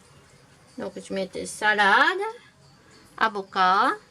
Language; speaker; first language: French; non-native, learner; Japanese